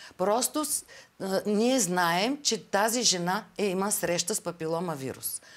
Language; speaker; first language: Bulgarian; native; Bulgarian